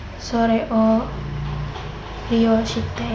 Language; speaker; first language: Japanese; non-native, learner; Indonesian